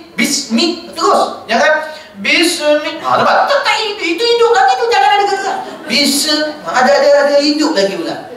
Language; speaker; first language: Malay; native; Malay